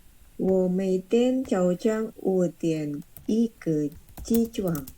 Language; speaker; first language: Chinese; non-native, learner; Indonesian